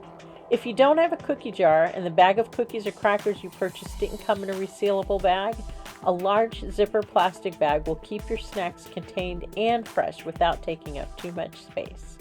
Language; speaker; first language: English; native; English